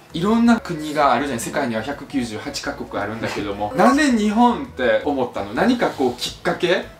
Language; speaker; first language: Japanese; early bilingual, other home language; Russian